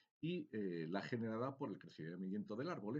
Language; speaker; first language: Spanish; native; Spanish